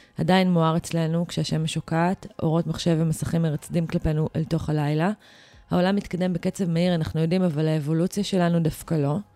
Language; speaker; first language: Hebrew; native; Hebrew